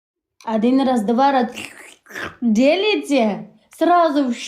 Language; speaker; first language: Russian; non-native, learner; Uzbek